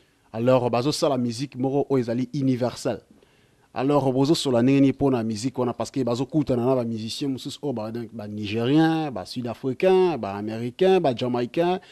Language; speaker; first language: French; non-native, local second language; Lingala